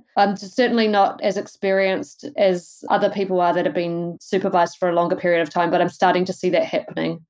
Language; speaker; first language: English; native; English